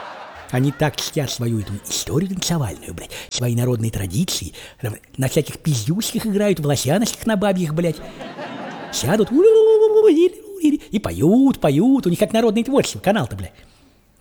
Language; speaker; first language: Russian; native; Russian